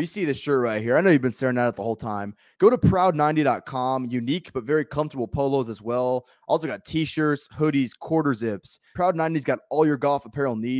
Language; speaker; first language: English; native; English